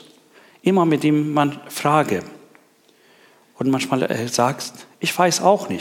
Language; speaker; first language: German; non-native, learner; Persian